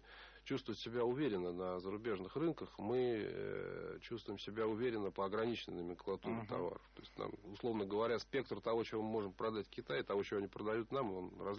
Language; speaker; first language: Russian; native; Russian